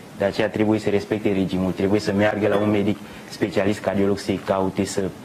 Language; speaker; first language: Romanian; non-native, fluent; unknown